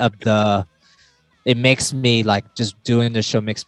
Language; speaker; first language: English; native; English